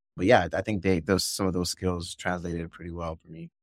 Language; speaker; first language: English; native; English